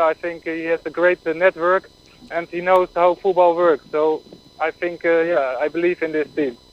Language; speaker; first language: English; non-native, fluent; Dutch